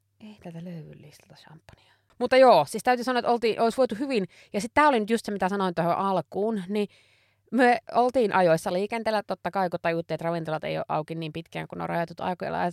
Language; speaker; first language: Finnish; native; Finnish